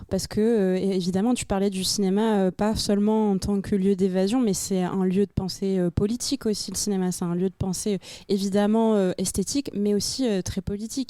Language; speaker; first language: French; native; French